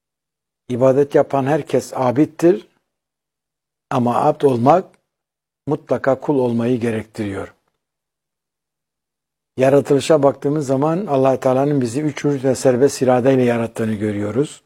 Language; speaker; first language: Turkish; native; Turkish